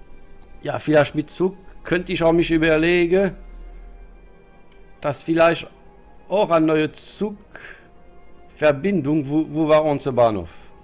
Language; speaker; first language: German; non-native, learner; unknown